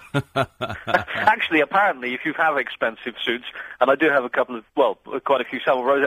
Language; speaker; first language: English; native; English